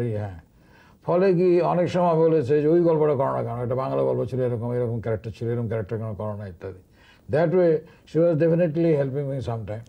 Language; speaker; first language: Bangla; native; Bangla